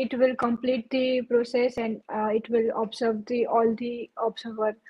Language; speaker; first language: English; non-native, local second language; Gujarati